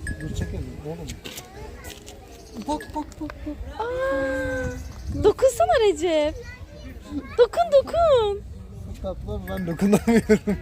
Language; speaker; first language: Turkish; native; Turkish